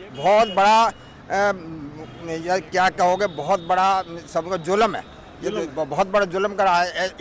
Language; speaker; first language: Hindi; native; Hindi